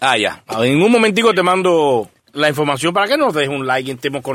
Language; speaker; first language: Spanish; native; Spanish